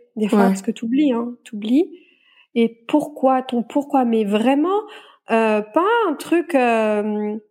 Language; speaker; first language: French; native; French